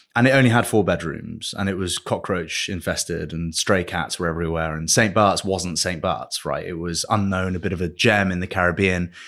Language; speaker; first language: English; early bilingual, other home language; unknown